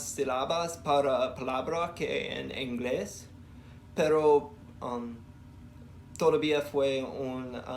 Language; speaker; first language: Spanish; non-native, learner; English